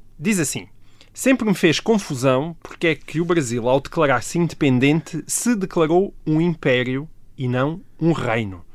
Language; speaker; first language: Portuguese; native; Portuguese